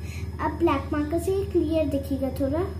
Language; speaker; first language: Hindi; native; Hindi